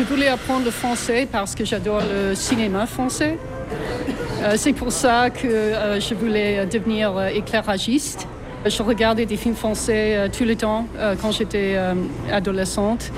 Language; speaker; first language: French; non-native, fluent; English